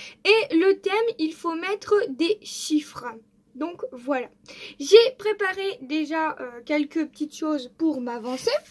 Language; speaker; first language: French; native; French